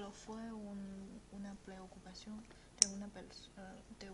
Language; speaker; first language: Spanish; non-native, fluent; Chinese